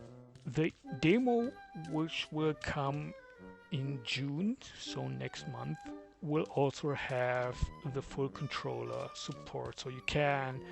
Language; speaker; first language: English; non-native, fluent; German